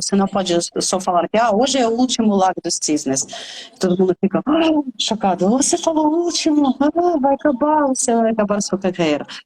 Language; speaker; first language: Portuguese; non-native, fluent; Russian